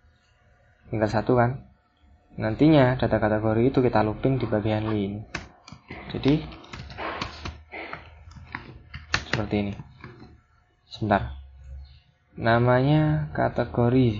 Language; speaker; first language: Indonesian; native; Indonesian